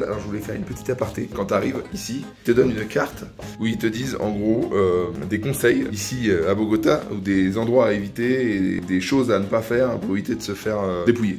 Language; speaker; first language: French; native; French